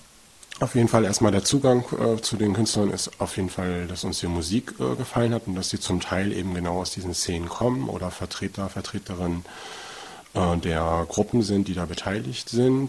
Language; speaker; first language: German; native; German